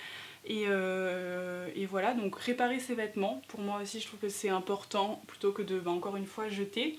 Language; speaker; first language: French; native; French